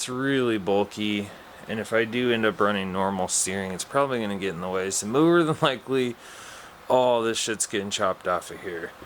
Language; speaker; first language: English; native; English